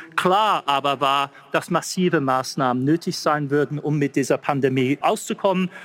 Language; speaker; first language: German; non-native, fluent; English